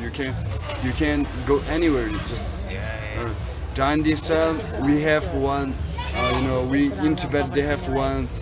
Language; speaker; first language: English; non-native, learner; Tibetan